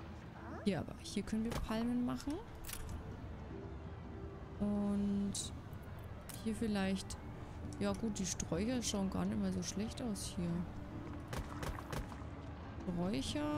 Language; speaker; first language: German; native; German